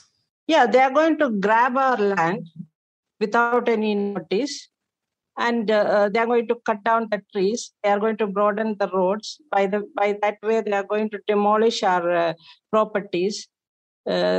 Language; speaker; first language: English; non-native, local second language; Malayalam